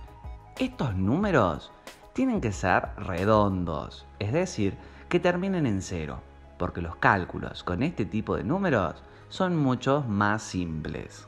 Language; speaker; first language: Spanish; native; Spanish